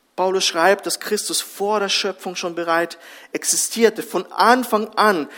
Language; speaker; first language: German; early bilingual, other home language; Russian